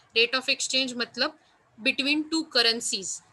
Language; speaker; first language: Hindi; non-native, local second language; Marathi